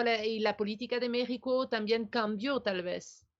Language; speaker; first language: Spanish; non-native, fluent; French